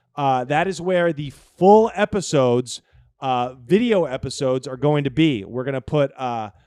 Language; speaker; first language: English; native; English